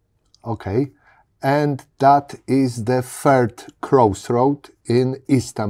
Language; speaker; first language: English; non-native, learner; Polish